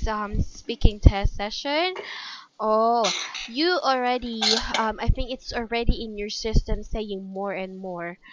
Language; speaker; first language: English; non-native, local second language; Filipino